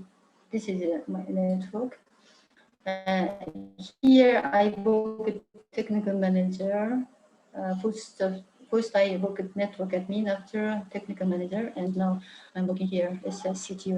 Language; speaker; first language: English; non-native, learner; Mongolian